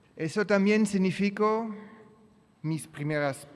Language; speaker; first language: Spanish; early bilingual, other home language; German